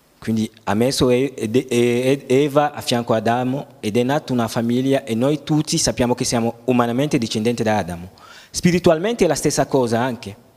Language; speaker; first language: Italian; non-native, fluent; French